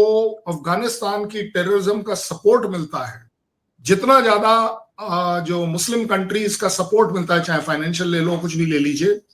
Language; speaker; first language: Hindi; native; Hindi